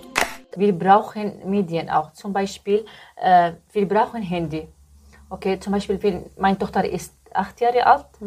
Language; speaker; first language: German; non-native, learner; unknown